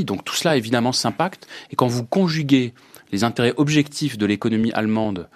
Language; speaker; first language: French; native; French